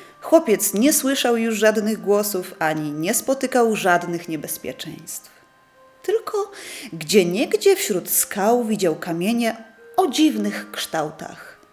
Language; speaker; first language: Polish; native; Polish